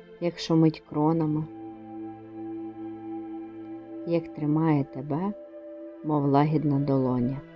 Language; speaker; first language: Ukrainian; native; Ukrainian